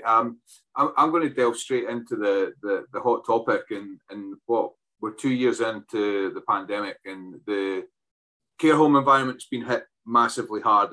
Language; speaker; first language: English; native; English